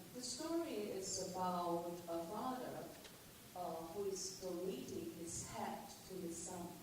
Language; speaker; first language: English; non-native, local second language; Chinese